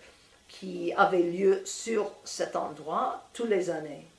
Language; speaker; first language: French; non-native, fluent; English